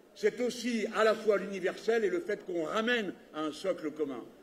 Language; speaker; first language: French; native; French